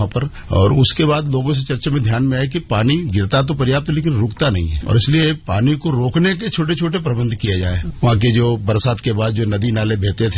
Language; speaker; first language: Hindi; native; Hindi